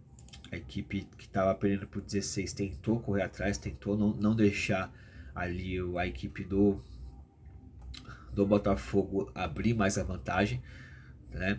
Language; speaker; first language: Portuguese; native; Portuguese